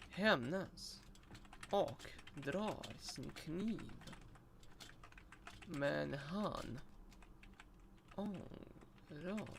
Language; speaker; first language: Swedish; non-native, learner; Russian